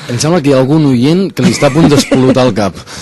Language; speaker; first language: Catalan; native; Catalan